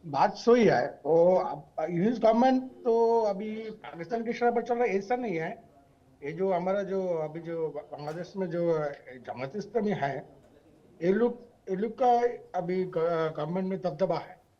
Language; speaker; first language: Hindi; non-native, local second language; Bangla